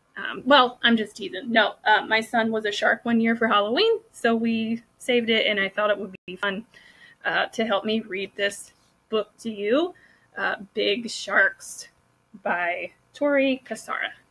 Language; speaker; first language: English; native; English